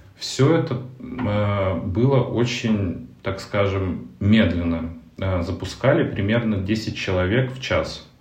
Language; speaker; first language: Russian; native; Russian